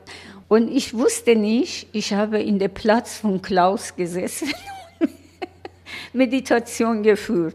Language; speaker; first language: German; non-native, learner; Persian